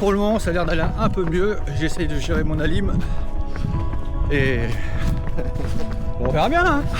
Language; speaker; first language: French; native; French